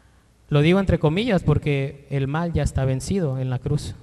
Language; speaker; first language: Spanish; native; Spanish